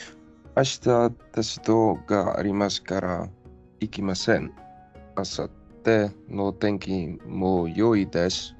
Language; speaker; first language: Japanese; non-native, learner; Dutch